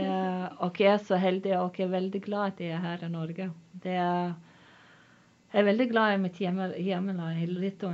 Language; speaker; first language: Swedish; non-native, learner; Lithuanian